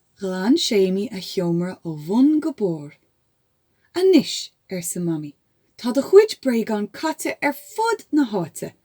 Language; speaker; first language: Irish; native; Irish